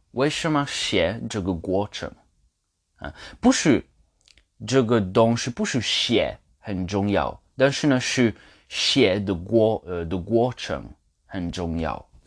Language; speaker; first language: Chinese; non-native, learner; French